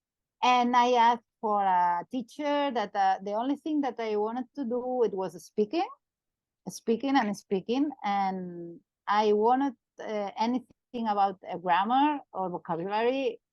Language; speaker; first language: English; non-native, learner; Catalan